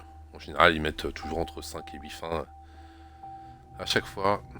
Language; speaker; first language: French; native; French